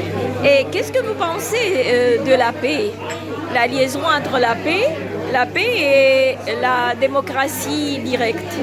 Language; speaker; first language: French; non-native, fluent; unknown